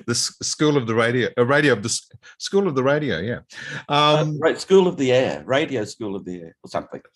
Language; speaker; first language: English; native; English